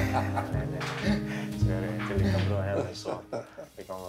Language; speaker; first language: Swedish; non-native, fluent; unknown